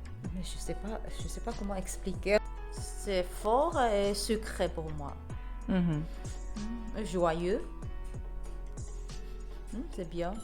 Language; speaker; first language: French; non-native, learner; Chinese